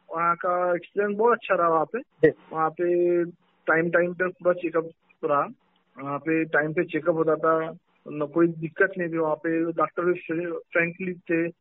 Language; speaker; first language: Hindi; non-native, local second language; Marathi